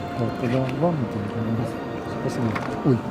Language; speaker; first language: Russian; native; Russian